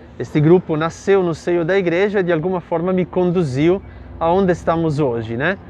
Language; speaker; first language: Portuguese; non-native, fluent; Italian